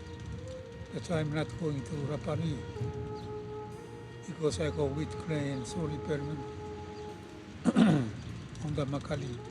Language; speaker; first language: English; non-native, learner; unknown